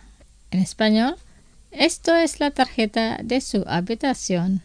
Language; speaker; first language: Spanish; non-native, fluent; Indonesian